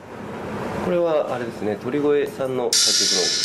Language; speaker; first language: Japanese; native; Japanese